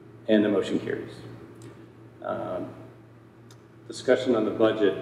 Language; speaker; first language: English; native; English